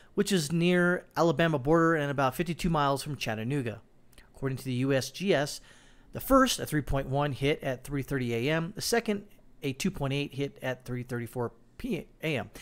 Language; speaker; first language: English; native; English